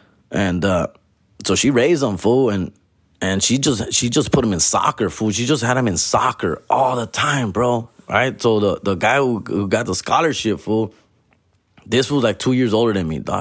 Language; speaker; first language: English; early bilingual, other home language; Spanish